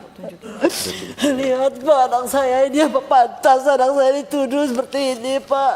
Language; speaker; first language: Indonesian; non-native, local second language; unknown